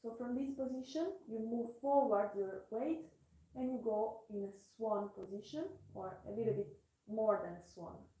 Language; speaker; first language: English; non-native, fluent; Italian